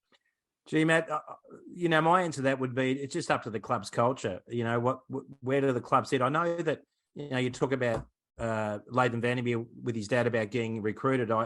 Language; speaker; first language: English; native; English